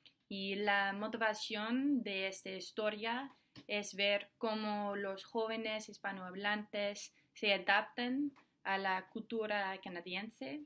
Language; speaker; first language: Spanish; non-native, fluent; English